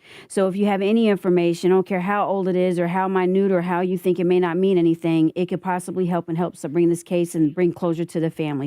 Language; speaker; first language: English; native; English